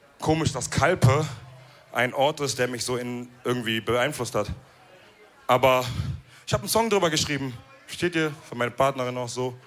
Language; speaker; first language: German; early bilingual, other home language; Wolof